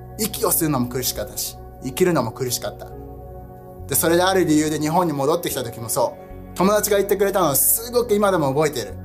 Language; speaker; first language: Japanese; early bilingual, heritage; Japanese